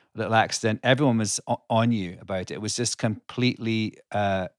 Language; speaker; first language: English; native; English